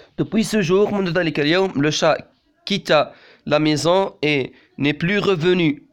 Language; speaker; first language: French; non-native, local second language; Arabic